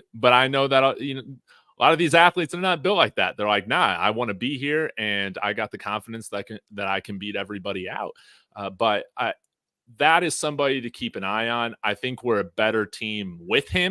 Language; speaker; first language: English; native; English